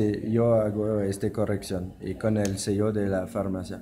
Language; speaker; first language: Spanish; non-native, learner; French